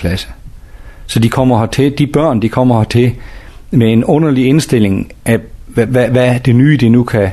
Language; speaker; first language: Danish; native; Danish